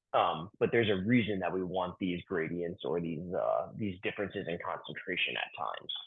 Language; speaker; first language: English; native; English